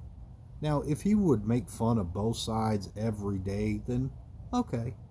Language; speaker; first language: English; native; English